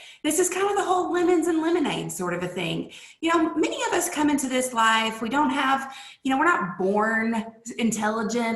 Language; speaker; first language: English; native; English